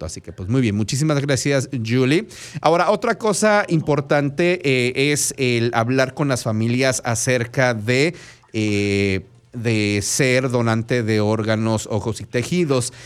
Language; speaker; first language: Spanish; native; Spanish